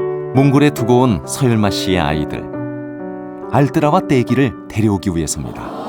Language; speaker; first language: Korean; native; Korean